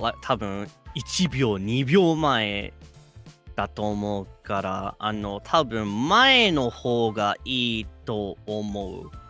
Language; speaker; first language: Japanese; non-native, fluent; English